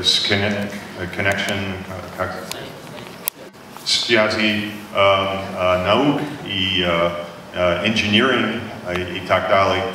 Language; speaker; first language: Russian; non-native, learner; English